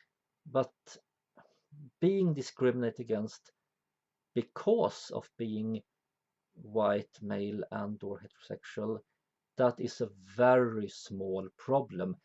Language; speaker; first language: English; non-native, fluent; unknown